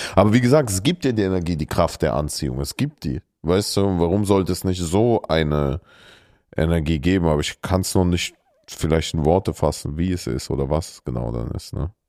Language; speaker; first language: German; early bilingual, other home language; Russian